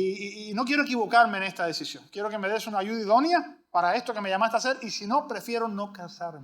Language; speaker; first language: Spanish; native; Spanish